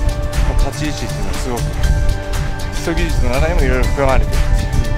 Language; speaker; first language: Japanese; native; Japanese